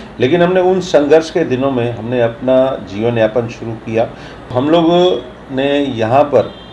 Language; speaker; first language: Hindi; non-native, local second language; Sindhi